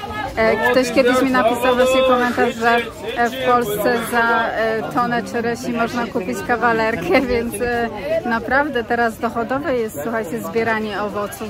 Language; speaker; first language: Polish; native; Polish